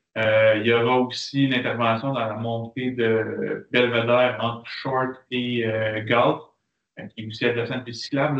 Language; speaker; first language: French; native; French